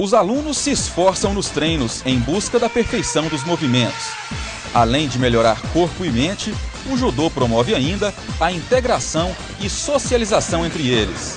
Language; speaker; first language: Portuguese; native; Portuguese